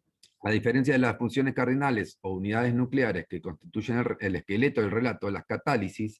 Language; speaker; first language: Spanish; native; Spanish